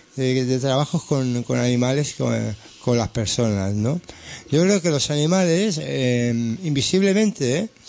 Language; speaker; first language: Spanish; native; Spanish